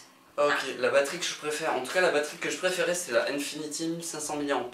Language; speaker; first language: French; native; French